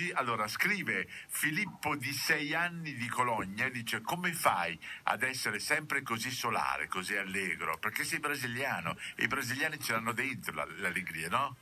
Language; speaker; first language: Italian; native; Italian